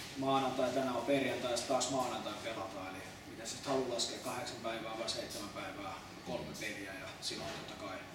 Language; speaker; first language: Finnish; native; Finnish